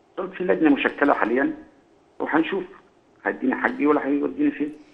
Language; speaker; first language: Egyptian Arabic; native; Egyptian Arabic